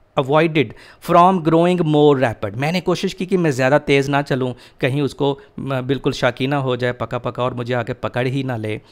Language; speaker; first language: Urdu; native; Urdu